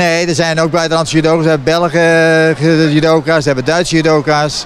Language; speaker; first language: Dutch; native; Dutch